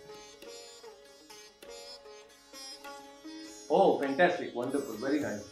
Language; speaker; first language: English; non-native, local second language; Kannada